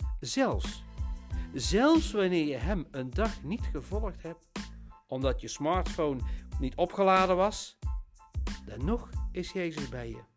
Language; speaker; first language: Dutch; native; Dutch